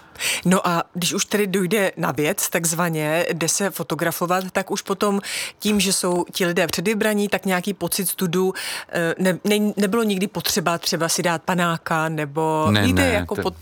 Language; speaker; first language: Czech; native; Czech